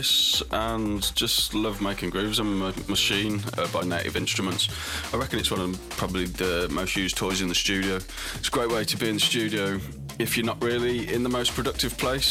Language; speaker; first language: English; native; English